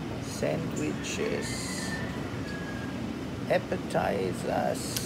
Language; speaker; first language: English; non-native, fluent; German